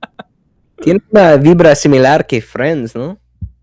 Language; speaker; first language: Spanish; non-native, fluent; English